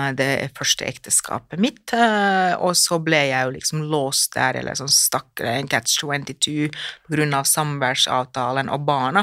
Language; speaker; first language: Norwegian; non-native, fluent; Finnish